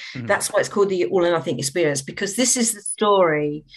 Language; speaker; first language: English; native; English